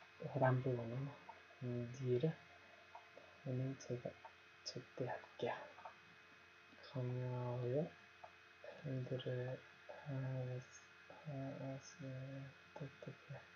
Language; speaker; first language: Korean; non-native, learner; Nepali